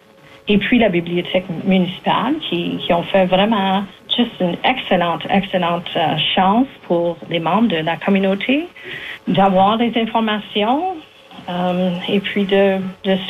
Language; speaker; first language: French; native; French